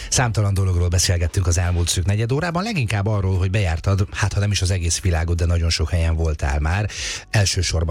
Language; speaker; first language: Hungarian; native; Hungarian